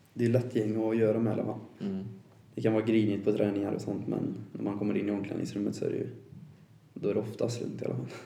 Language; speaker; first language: Swedish; native; Swedish